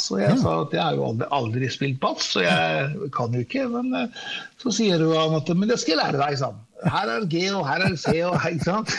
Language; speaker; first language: Norwegian; early bilingual, other home language; Persian